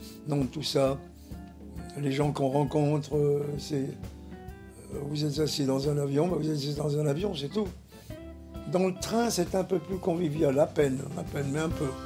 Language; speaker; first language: French; native; French